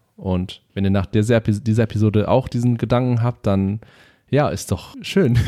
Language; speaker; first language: German; native; German